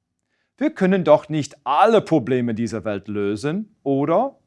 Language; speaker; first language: German; non-native, fluent; English